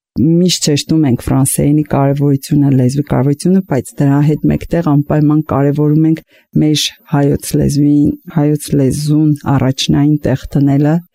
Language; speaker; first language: Armenian; native; Armenian